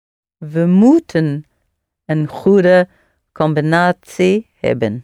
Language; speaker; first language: Dutch; non-native, learner; English